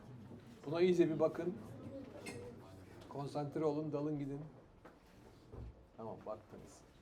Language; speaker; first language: Turkish; native; Turkish